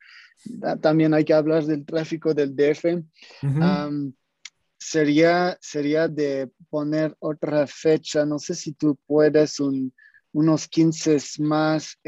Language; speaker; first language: Spanish; non-native, fluent; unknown